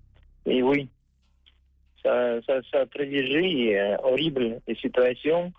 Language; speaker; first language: French; non-native, learner; Russian